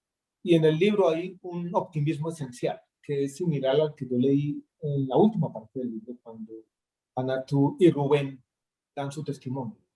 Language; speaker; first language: Spanish; native; Spanish